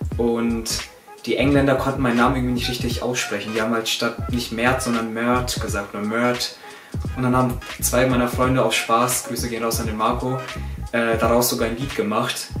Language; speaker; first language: German; early bilingual, other home language; Turkish